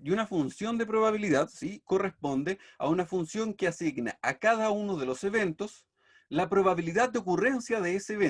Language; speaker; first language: Spanish; native; Spanish